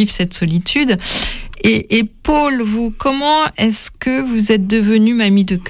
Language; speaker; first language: French; native; French